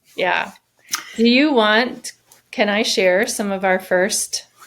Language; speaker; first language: English; native; English